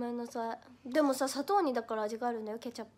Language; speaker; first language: Japanese; native; Japanese